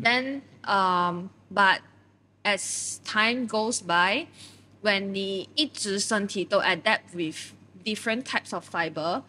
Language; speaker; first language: English; non-native, local second language; Chinese